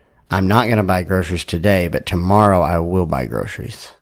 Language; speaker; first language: English; native; English